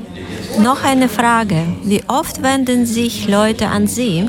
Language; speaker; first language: German; non-native, learner; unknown